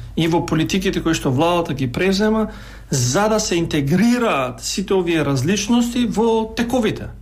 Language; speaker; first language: Macedonian; non-native, local second language; Albanian